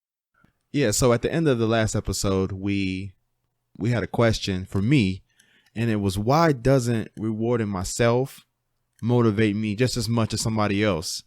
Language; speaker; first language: English; native; English